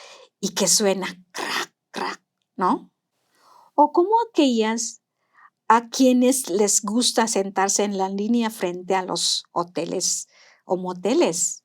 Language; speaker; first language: Spanish; non-native, fluent; Indonesian